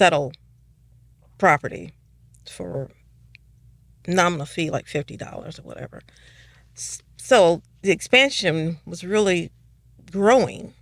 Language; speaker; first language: English; native; English